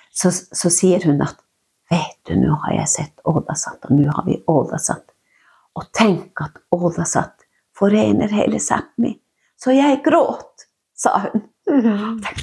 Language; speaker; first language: Norwegian; non-native, local second language; Northern Sami